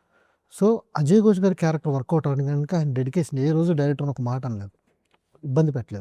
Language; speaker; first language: Telugu; native; Telugu